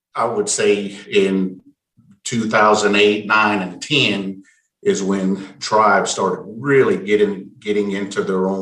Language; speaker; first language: English; native; English